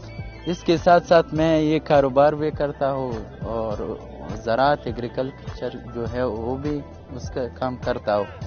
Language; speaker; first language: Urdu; non-native, local second language; Pashto